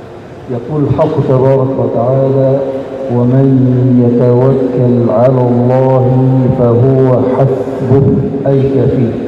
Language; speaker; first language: Arabic; native; Arabic